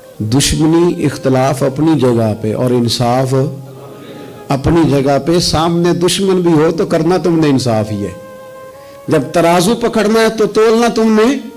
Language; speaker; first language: Urdu; non-native, local second language; Punjabi